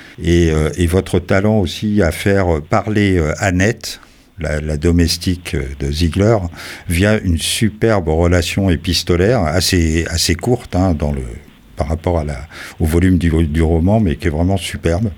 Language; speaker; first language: French; native; French